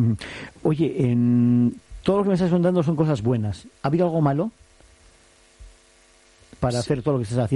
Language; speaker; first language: Spanish; native; Spanish